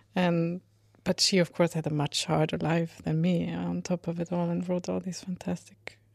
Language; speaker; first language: English; non-native, fluent; Swedish